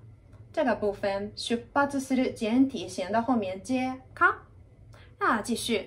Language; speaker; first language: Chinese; non-native, fluent; Japanese